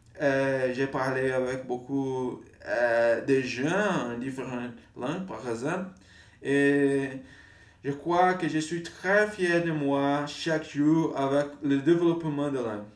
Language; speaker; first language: French; non-native, learner; Portuguese